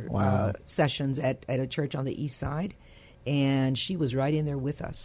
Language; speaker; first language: English; early bilingual, other home language; Spanish